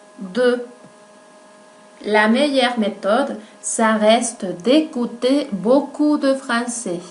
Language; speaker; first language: French; non-native, fluent; Spanish